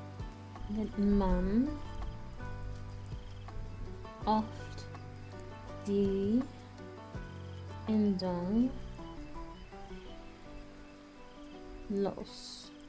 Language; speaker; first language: German; non-native, learner; English